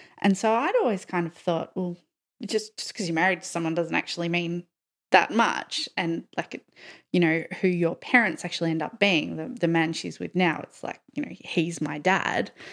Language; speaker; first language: English; native; English